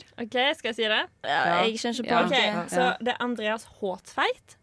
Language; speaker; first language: Norwegian; native; Norwegian